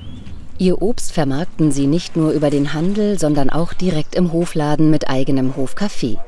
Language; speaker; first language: German; native; German